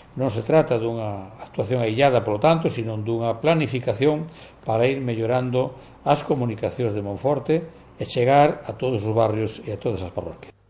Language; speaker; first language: Galician; native; Galician